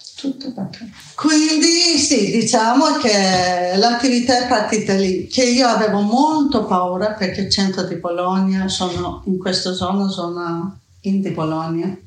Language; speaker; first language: Italian; non-native, fluent; Persian